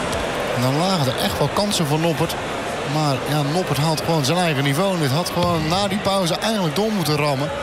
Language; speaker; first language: Dutch; native; Dutch